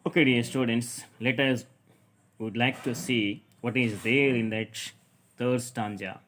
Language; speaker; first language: English; non-native, local second language; Kannada